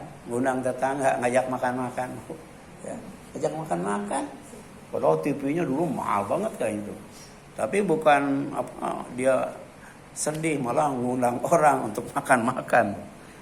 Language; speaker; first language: Indonesian; native; Indonesian